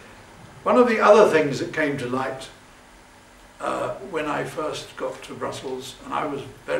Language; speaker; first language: English; native; English